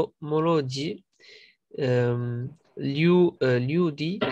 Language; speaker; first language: Russian; non-native, learner; French